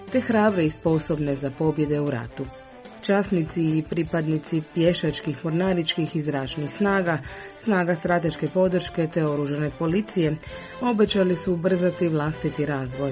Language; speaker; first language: Croatian; native; Croatian